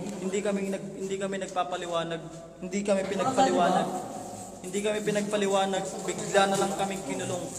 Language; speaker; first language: Filipino; non-native, local second language; Iloko